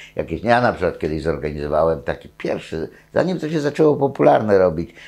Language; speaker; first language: Polish; native; Polish